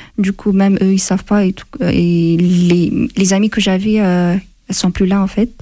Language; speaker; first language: French; non-native, fluent; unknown